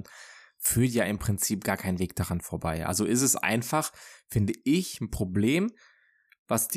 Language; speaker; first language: German; native; German